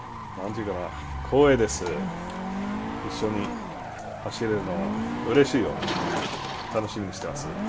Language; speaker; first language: Japanese; non-native, fluent; English